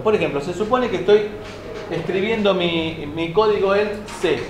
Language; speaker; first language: Spanish; native; Spanish